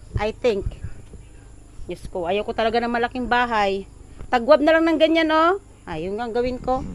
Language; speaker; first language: Filipino; non-native, local second language; Iloko